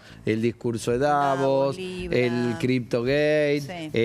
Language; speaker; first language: Spanish; native; Spanish